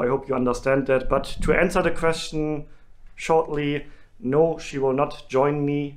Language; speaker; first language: English; non-native, fluent; German